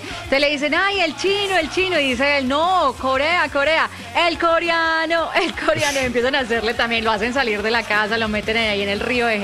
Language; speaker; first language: Spanish; native; Spanish